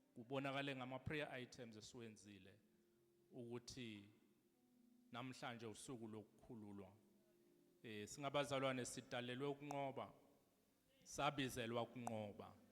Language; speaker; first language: Zulu; native; Zulu